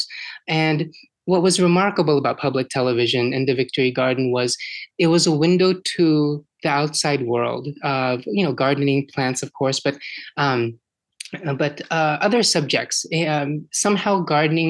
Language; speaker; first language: English; early bilingual, other home language; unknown